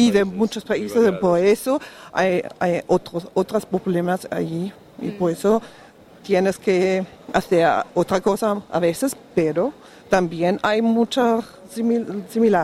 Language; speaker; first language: Spanish; non-native, learner; German